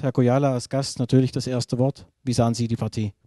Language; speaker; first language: German; native; German